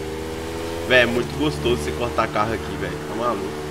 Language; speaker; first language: Portuguese; native; Portuguese